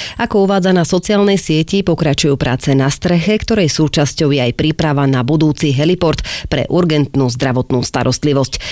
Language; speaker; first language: Slovak; native; Slovak